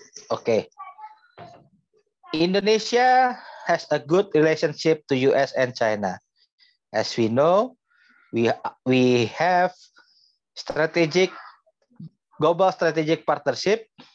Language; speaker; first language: English; non-native, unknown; Indonesian